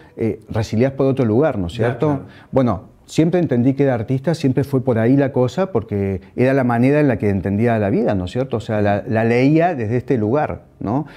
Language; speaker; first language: Spanish; native; Spanish